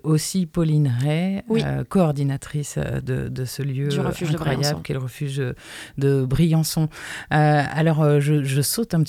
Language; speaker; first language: French; native; French